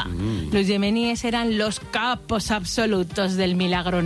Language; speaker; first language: Spanish; native; Spanish